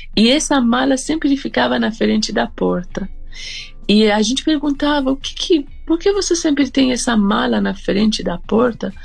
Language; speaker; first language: Portuguese; non-native, fluent; Persian